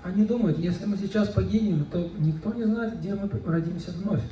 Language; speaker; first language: Russian; native; Russian